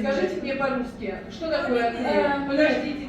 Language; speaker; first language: Russian; native; Russian